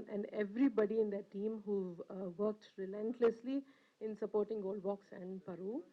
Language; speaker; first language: English; non-native, local second language; Telugu